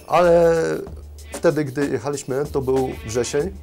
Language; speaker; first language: Polish; native; Polish